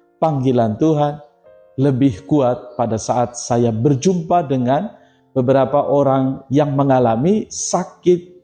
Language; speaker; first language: Indonesian; native; Indonesian